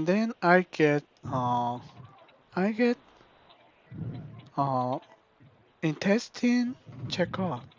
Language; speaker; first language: English; non-native, learner; Korean